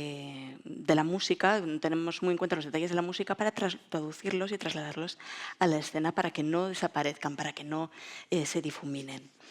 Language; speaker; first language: Spanish; native; Spanish